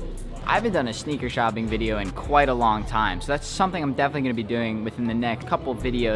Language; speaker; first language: English; native; English